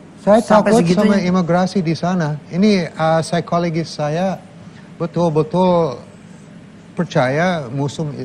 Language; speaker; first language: Indonesian; non-native, learner; English